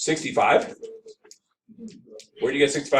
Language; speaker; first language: English; native; English